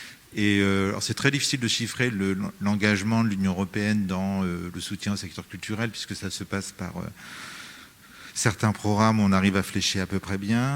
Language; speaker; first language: French; native; French